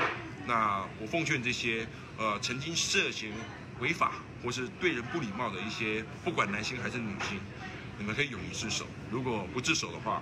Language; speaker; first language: Chinese; native; Chinese